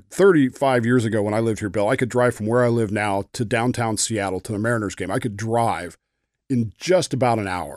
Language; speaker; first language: English; native; English